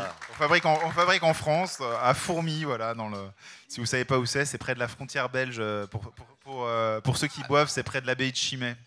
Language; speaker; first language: French; native; French